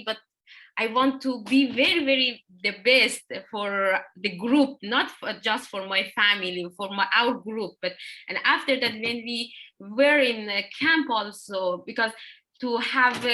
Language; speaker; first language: English; non-native, learner; Persian